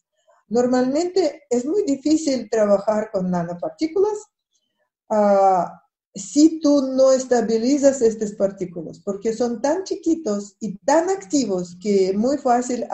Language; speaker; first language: Spanish; non-native, fluent; Russian